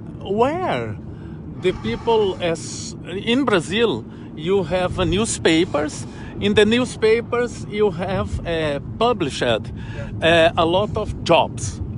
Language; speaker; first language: English; non-native, learner; Portuguese